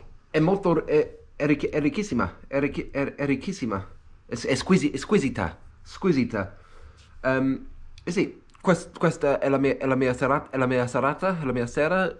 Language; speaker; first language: Italian; non-native, learner; English